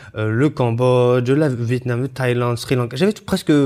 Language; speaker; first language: French; early bilingual, other home language; Chinese